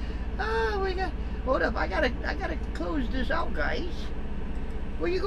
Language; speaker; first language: English; native; English